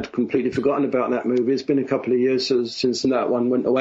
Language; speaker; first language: English; native; English